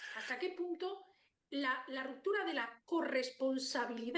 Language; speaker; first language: Spanish; native; Spanish